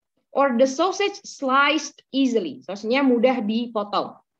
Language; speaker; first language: English; non-native, fluent; Indonesian